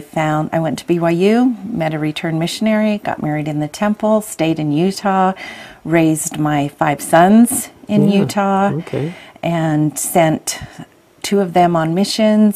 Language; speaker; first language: English; native; English